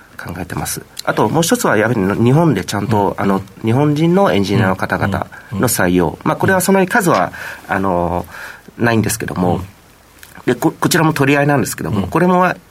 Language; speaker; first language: Japanese; non-native, fluent; Vietnamese